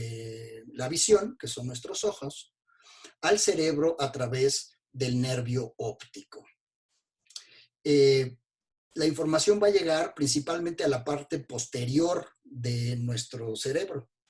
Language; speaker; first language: Spanish; native; Spanish